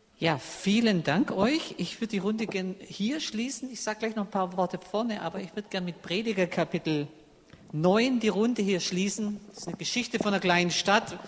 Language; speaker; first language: German; native; German